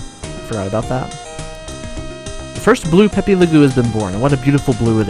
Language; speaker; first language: English; native; English